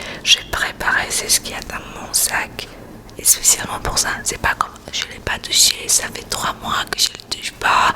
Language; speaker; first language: French; non-native, learner; Spanish